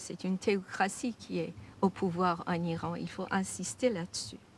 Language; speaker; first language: French; non-native, fluent; Persian